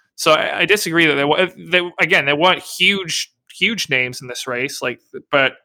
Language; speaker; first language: English; native; English